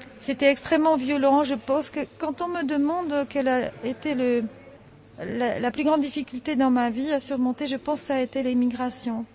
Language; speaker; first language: French; early bilingual, heritage; French